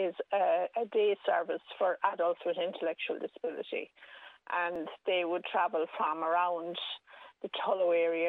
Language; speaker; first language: English; native; English